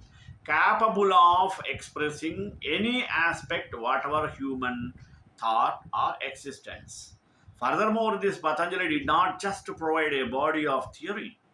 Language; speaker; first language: English; non-native, local second language; Telugu